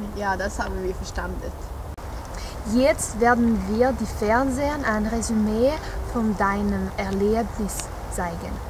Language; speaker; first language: German; non-native, learner; Norwegian